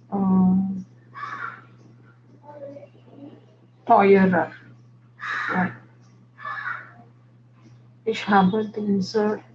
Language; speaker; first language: German; non-native, learner; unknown